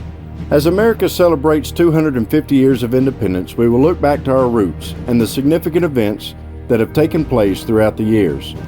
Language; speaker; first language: English; native; English